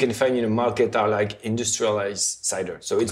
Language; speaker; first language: English; non-native, fluent; French